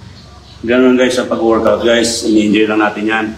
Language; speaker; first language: Filipino; native; Filipino